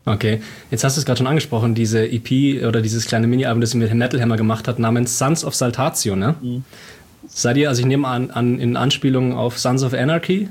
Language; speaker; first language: German; native; German